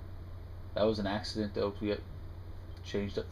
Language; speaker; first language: English; native; English